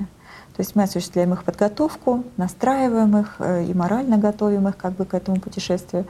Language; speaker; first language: Russian; native; Russian